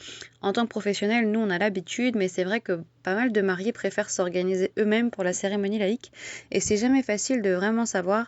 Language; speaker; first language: French; native; French